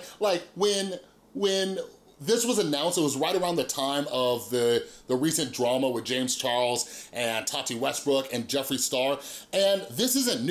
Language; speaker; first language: English; native; English